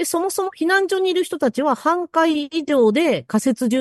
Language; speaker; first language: Japanese; native; Japanese